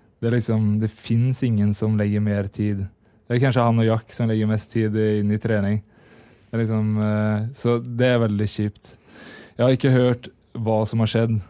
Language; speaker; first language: Norwegian; native; Norwegian